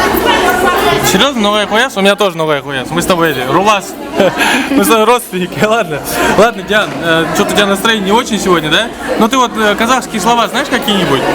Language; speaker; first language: Russian; native; Russian